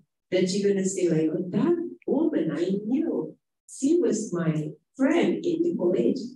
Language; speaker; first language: English; non-native, fluent; Indonesian